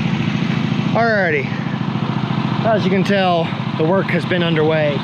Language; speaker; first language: English; native; English